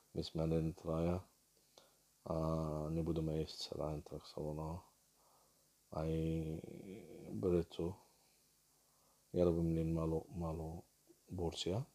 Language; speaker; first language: Slovak; non-native, learner; Arabic